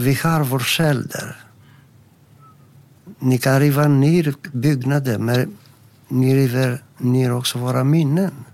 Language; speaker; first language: Swedish; non-native, fluent; Greek